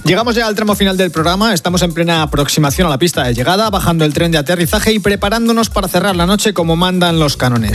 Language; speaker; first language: Spanish; native; Spanish